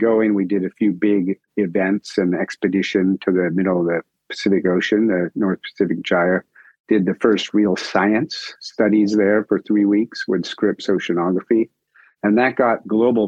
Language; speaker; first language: English; native; English